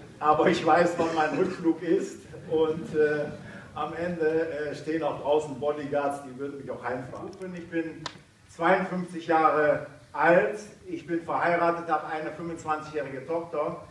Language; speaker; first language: German; native; German